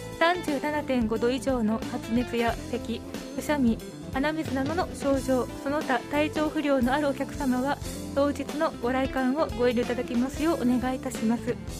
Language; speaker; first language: Japanese; native; Japanese